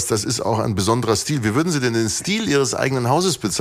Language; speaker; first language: German; native; German